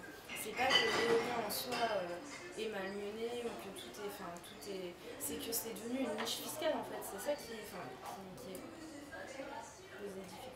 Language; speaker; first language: French; native; French